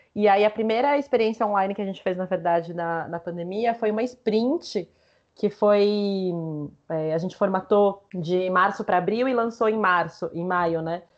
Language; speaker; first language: Portuguese; early bilingual, other home language; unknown